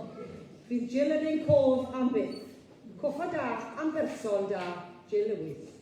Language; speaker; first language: Welsh; native; Welsh